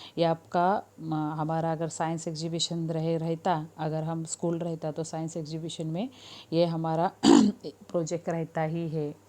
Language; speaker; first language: Hindi; non-native, local second language; Marathi